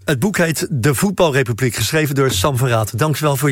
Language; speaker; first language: Dutch; native; Dutch